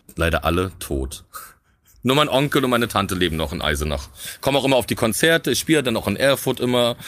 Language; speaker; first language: German; native; German